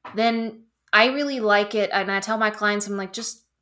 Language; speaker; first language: English; non-native, fluent; German